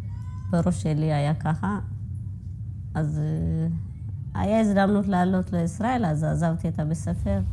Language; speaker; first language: Hebrew; non-native, fluent; Amharic